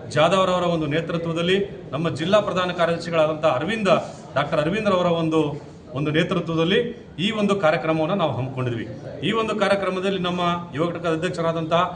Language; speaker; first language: Kannada; non-native, local second language; Lambadi